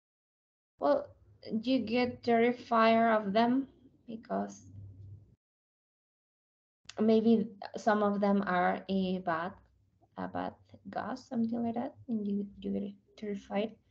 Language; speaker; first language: English; non-native, learner; Spanish